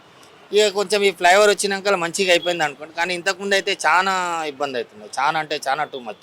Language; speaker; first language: Telugu; native; Telugu